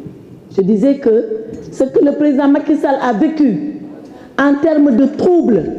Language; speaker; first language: French; non-native, local second language; Wolof